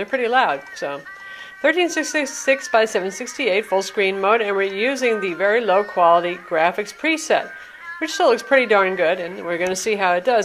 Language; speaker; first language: English; native; English